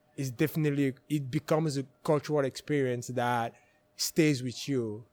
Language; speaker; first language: English; non-native, local second language; French